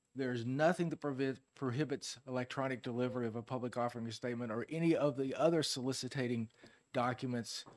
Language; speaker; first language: English; native; English